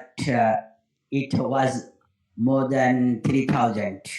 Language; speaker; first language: English; non-native, learner; Bangla